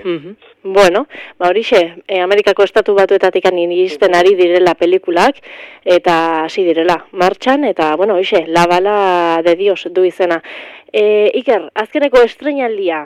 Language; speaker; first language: Basque; native; Basque